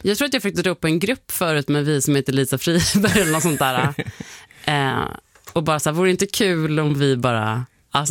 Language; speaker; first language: Swedish; native; Swedish